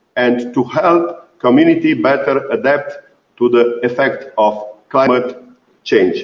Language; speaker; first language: English; non-native, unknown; Romanian